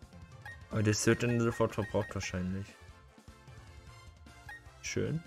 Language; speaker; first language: German; native; German